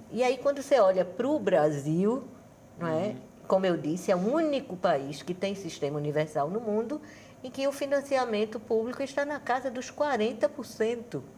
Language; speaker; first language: Portuguese; native; Portuguese